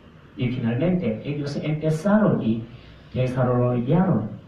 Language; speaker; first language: Spanish; non-native, fluent; Korean